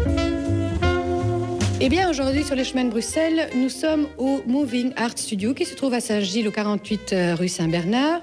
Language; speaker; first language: French; native; French